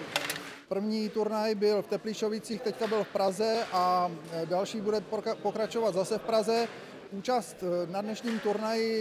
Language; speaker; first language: Czech; native; Czech